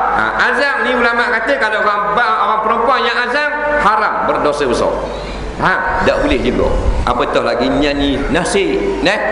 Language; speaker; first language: Malay; native; Malay